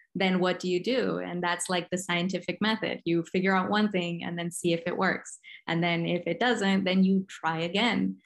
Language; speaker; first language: English; early bilingual, other home language; Spanish